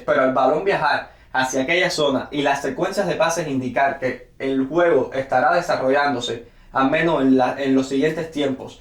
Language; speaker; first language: Spanish; native; Spanish